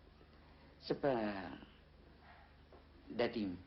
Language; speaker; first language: French; non-native, learner; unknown